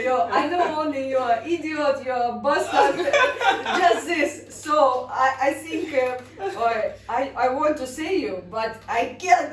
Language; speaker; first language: English; non-native, learner; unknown